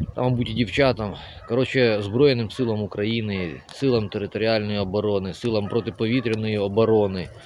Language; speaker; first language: Ukrainian; non-native, local second language; Russian